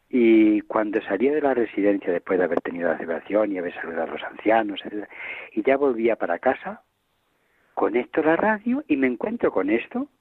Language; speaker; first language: Spanish; native; Spanish